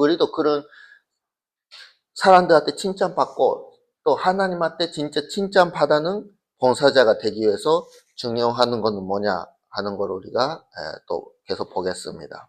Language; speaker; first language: Korean; early bilingual, heritage; Korean